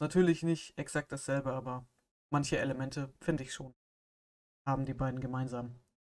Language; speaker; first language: German; native; German